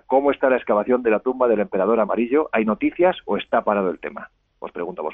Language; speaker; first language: Spanish; native; Spanish